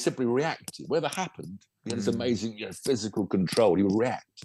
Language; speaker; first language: English; native; English